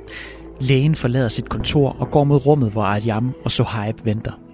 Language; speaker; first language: Danish; native; Danish